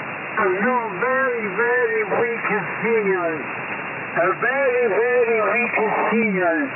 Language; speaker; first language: English; non-native, learner; Italian